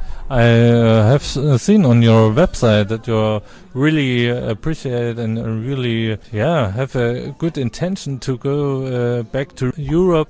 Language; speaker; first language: English; non-native, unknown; German